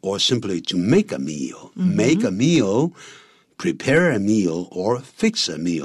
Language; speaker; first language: English; non-native, fluent; Chinese